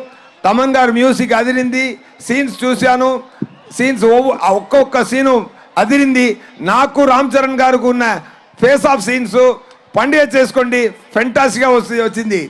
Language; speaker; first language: Telugu; non-native, learner; Tamil